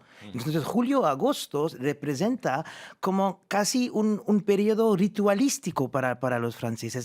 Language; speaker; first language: Spanish; non-native, fluent; French